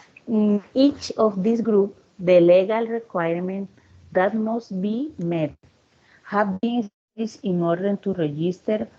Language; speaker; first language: English; non-native, learner; Spanish